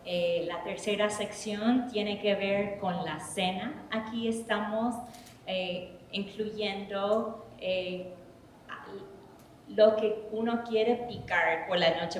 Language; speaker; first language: Spanish; early bilingual, heritage; English